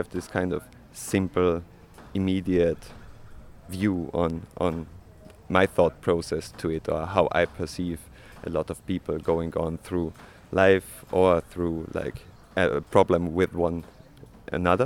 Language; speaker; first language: English; non-native, fluent; Spanish